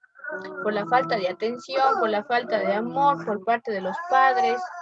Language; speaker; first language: Spanish; native; Spanish